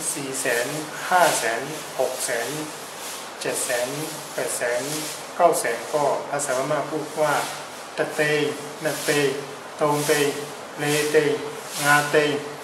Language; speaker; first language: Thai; non-native, fluent; Burmese